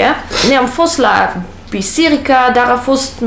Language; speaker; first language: Romanian; non-native, learner; English